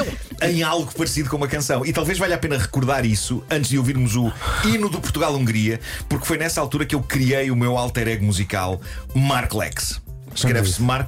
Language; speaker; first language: Portuguese; native; Portuguese